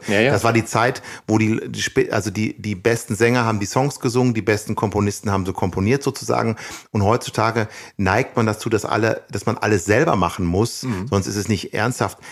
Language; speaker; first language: German; native; German